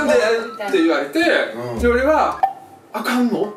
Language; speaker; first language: Japanese; early bilingual, other home language; Russian